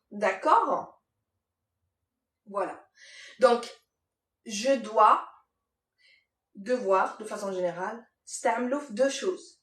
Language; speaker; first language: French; non-native, local second language; Arabic